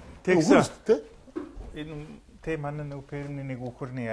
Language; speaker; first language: Mongolian; non-native, fluent; English